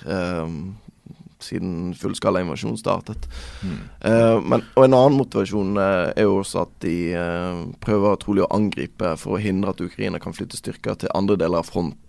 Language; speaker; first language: Norwegian; native; Norwegian